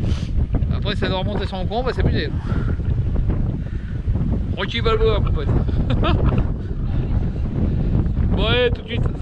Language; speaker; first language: French; native; French